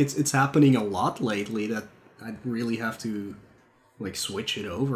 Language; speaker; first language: English; non-native, fluent; Dutch